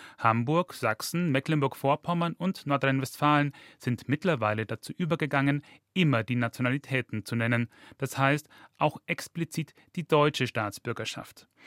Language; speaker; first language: German; native; German